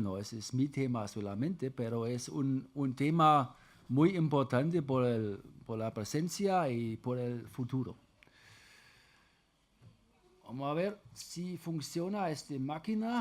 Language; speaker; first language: Spanish; non-native, fluent; German